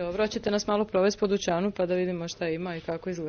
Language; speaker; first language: Croatian; native; Croatian